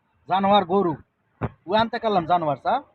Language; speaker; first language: Arabic; non-native, learner; Bangla